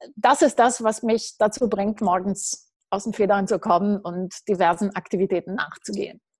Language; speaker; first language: German; non-native, fluent; Romanian